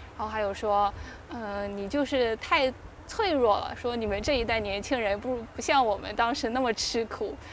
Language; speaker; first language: Chinese; native; Chinese